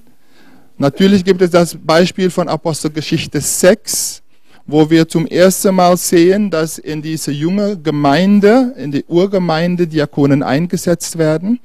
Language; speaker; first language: German; non-native, fluent; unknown